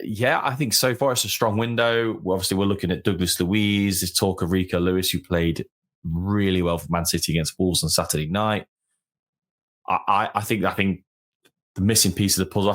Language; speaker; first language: English; native; English